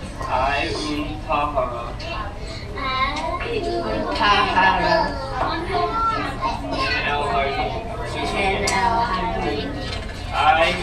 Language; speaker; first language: Spanish; non-native, learner; English